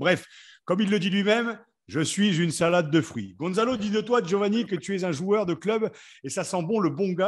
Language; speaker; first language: French; native; French